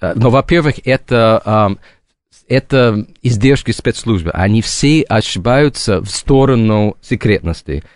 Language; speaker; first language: Russian; non-native, fluent; English